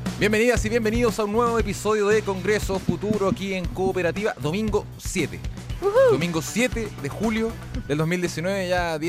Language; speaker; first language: Spanish; native; Spanish